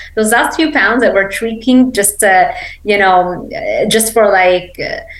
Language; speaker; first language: English; non-native, fluent; Arabic